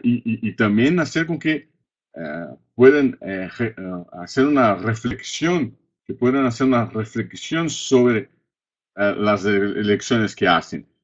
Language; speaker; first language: Spanish; non-native, fluent; Portuguese